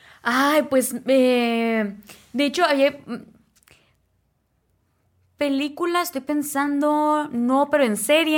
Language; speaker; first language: Spanish; native; Spanish